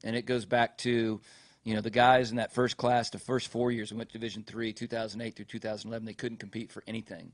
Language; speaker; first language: English; native; English